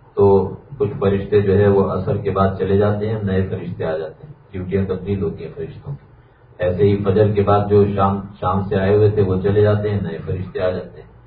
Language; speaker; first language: Urdu; native; Urdu